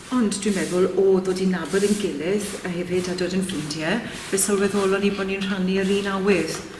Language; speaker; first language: Welsh; native; Welsh